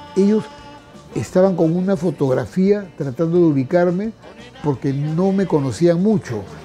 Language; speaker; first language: Spanish; native; Spanish